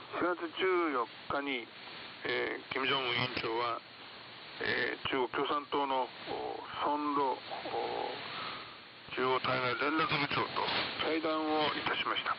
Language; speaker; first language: Japanese; native; Japanese